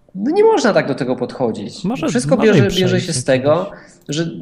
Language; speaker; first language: Polish; native; Polish